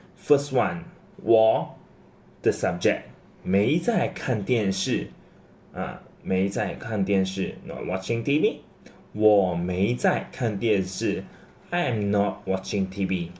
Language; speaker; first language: Chinese; non-native, fluent; English